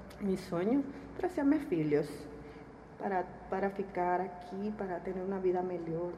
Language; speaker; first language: Portuguese; non-native, learner; Spanish